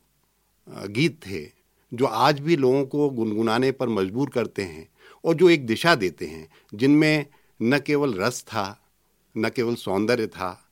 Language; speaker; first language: Hindi; native; Hindi